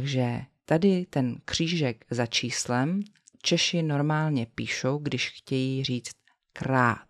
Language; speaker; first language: Czech; native; Czech